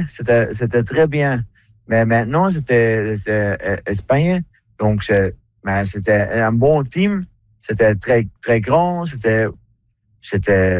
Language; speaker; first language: French; non-native, learner; Dutch